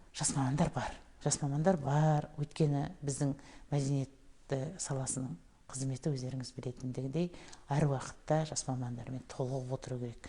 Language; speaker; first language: Kazakh; native; Kazakh